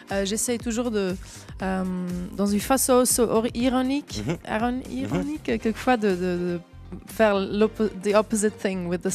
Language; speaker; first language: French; non-native, local second language; German